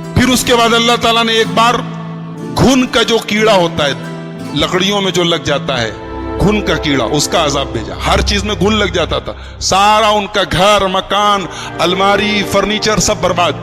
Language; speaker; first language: Urdu; native; Urdu